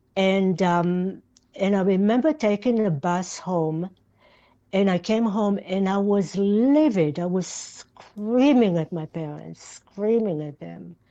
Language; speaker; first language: English; non-native, fluent; Yiddish